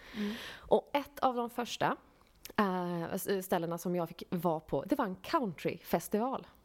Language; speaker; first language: Swedish; native; Swedish